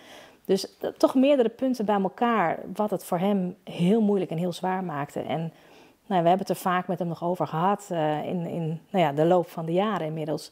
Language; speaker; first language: Dutch; native; Dutch